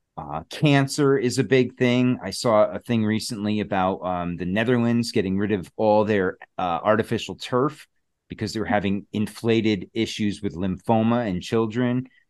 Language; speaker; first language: English; native; English